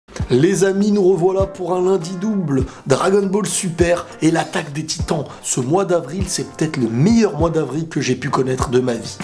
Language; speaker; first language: French; native; French